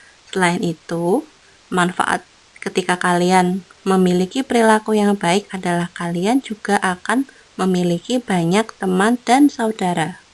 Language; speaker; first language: Indonesian; non-native, local second language; Javanese